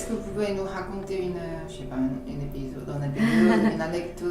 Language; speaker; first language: French; non-native, fluent; Korean